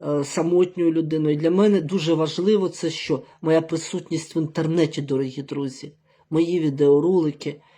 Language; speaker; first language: Ukrainian; native; Ukrainian